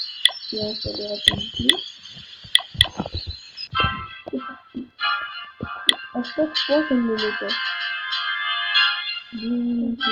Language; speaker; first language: French; native; French